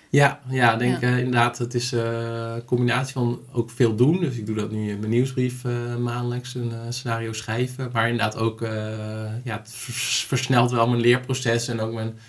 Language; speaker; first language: Dutch; native; Dutch